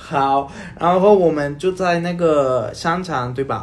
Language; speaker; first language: Chinese; non-native, learner; Spanish